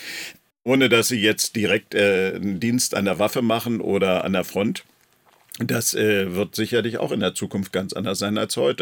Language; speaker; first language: German; native; German